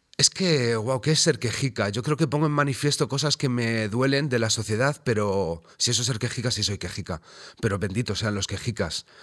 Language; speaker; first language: Spanish; native; Spanish